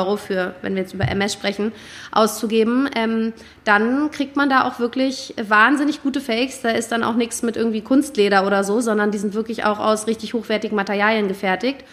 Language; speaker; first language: German; native; German